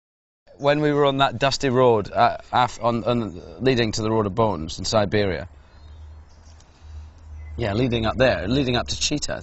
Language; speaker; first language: English; native; English